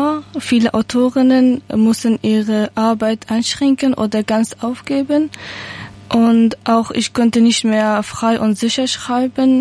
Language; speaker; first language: German; non-native, learner; Persian